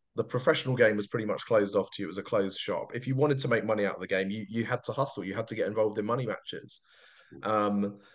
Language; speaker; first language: English; native; English